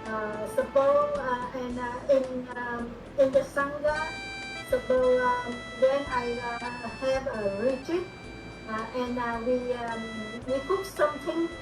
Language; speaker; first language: English; non-native, learner; Vietnamese